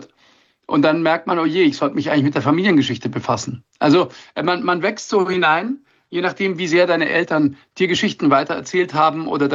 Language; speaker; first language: German; native; German